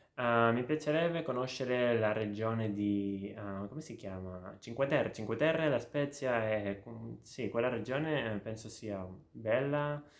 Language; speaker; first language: Italian; non-native, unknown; Catalan